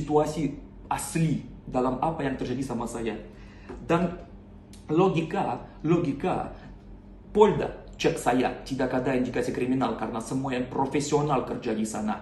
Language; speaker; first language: Indonesian; non-native, learner; Russian